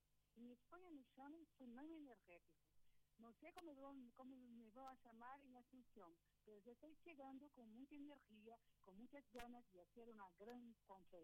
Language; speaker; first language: Spanish; non-native, fluent; Portuguese